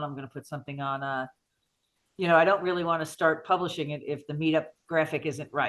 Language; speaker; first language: English; native; English